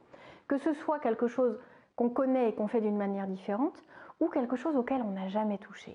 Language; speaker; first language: French; native; French